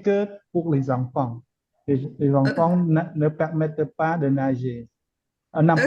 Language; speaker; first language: French; non-native, learner; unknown